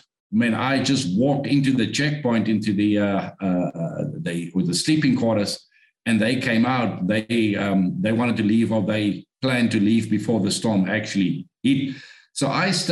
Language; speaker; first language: English; non-native, local second language; Afrikaans